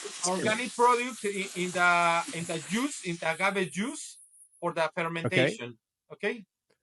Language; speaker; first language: English; non-native, learner; Spanish